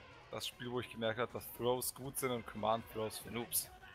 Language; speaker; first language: German; native; German